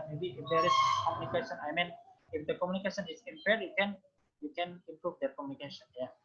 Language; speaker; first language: English; non-native, fluent; Indonesian